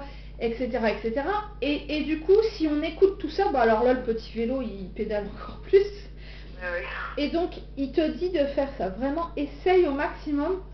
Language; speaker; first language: French; native; French